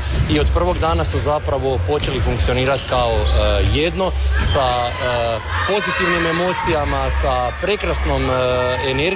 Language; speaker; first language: Serbian; native; Serbian